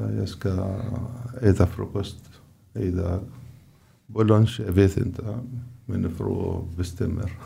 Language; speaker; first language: Swedish; non-native, learner; Arabic